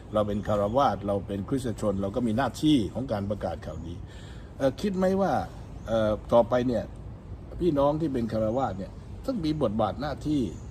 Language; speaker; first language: Thai; native; Thai